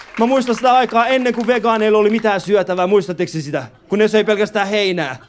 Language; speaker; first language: Finnish; early bilingual, other home language; Persian